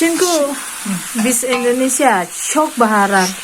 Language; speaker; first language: Turkish; non-native, learner; Indonesian